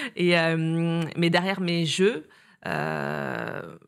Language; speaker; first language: French; native; French